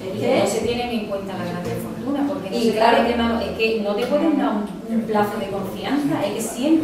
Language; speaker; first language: Spanish; native; Spanish